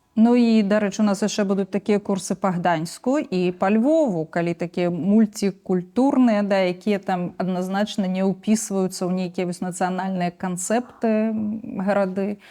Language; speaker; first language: Belarusian; native; Belarusian